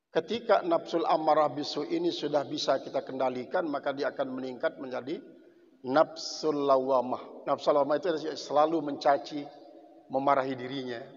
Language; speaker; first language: Indonesian; non-native, local second language; Sasak